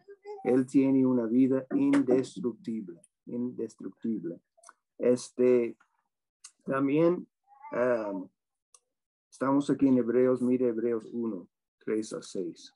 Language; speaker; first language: Spanish; non-native, fluent; English